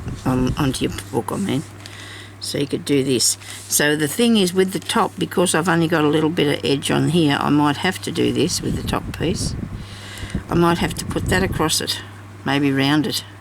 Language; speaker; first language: English; native; English